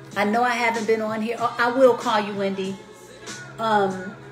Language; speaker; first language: English; native; English